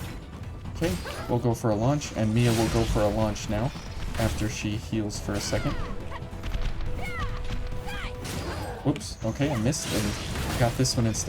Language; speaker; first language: English; native; English